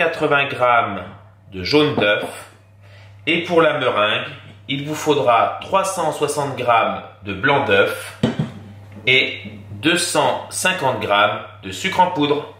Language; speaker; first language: French; native; French